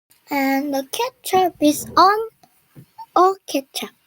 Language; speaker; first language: English; non-native, learner; Korean